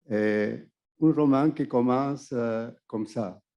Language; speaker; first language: French; non-native, fluent; Spanish